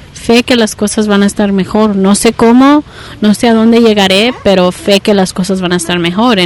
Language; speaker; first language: Spanish; early bilingual, heritage; Spanish